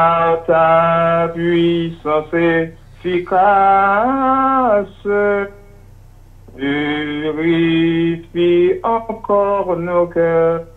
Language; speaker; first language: French; non-native, local second language; Haitian Creole